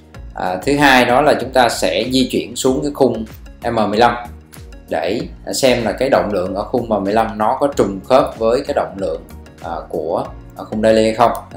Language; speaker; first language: Vietnamese; native; Vietnamese